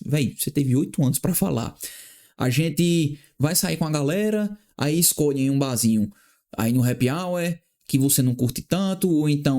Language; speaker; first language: Portuguese; native; Portuguese